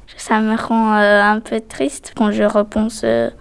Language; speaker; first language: French; non-native, fluent; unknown